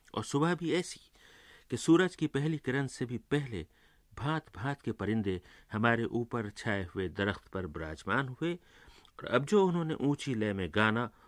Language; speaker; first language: Urdu; native; Urdu